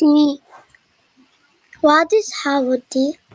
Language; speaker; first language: English; non-native, learner; Korean